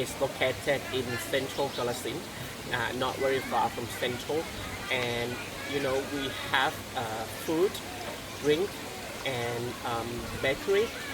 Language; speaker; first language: English; non-native, fluent; Thai